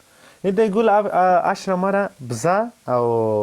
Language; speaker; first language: Arabic; non-native, learner; Pashto